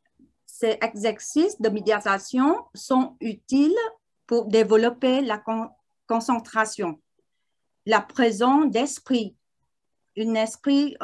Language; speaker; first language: French; non-native, learner; Vietnamese